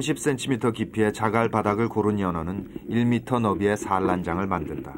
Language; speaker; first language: Korean; native; Korean